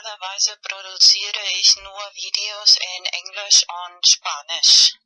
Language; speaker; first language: German; non-native, learner; Spanish